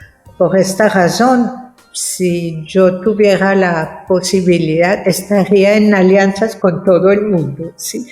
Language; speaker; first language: Spanish; non-native, fluent; French